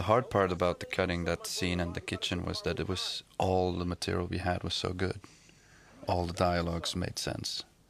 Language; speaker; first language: English; non-native, fluent; Dutch